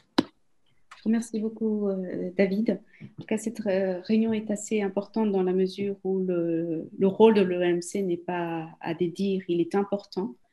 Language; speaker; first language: French; non-native, local second language; Wolof